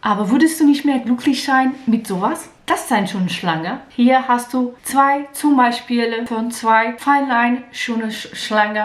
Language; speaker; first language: German; non-native, learner; Portuguese